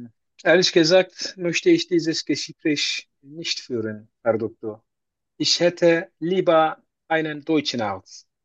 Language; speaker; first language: German; non-native, learner; Turkish